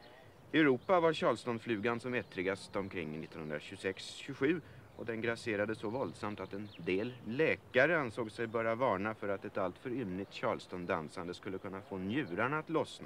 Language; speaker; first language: Swedish; native; Swedish